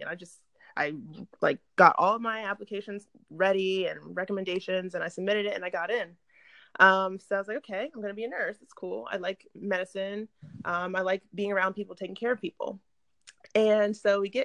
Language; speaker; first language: English; native; English